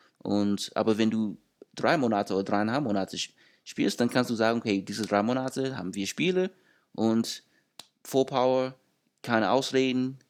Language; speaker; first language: German; non-native, fluent; English